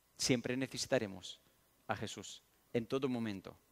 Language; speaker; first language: Spanish; early bilingual, other home language; Romanian